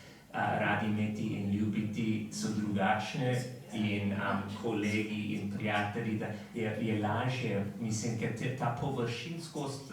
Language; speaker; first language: Slovenian; non-native, fluent; English